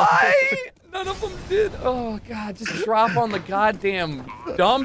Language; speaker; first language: English; native; English